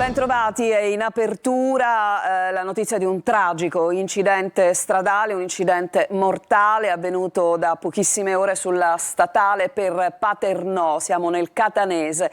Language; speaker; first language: Italian; native; Italian